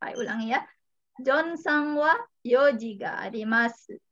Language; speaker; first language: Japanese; non-native, fluent; Indonesian